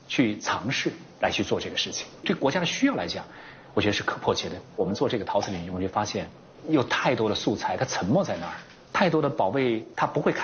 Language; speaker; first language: Chinese; native; Chinese